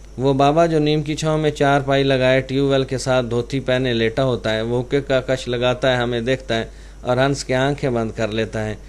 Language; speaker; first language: Urdu; non-native, local second language; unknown